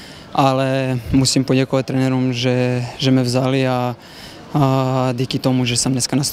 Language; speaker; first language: Czech; non-native, fluent; Serbian